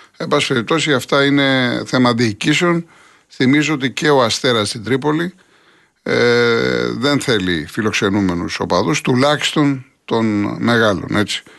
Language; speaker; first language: Greek; native; Greek